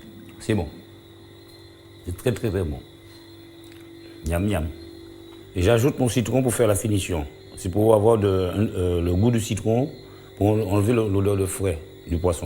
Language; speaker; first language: French; non-native, local second language; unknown